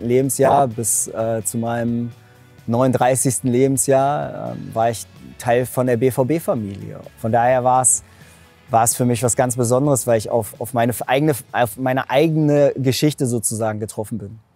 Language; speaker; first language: German; native; German